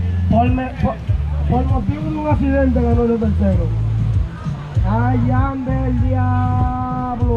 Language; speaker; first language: Spanish; native; Spanish